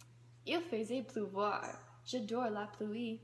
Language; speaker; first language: French; non-native, learner; English